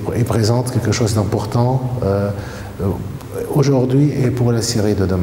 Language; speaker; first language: French; non-native, fluent; Arabic